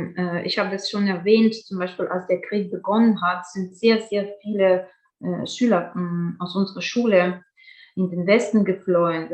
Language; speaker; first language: German; non-native, fluent; Ukrainian